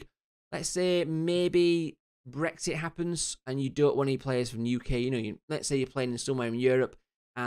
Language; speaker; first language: English; native; English